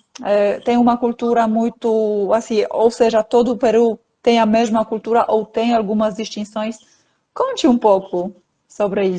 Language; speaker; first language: Portuguese; non-native, fluent; Polish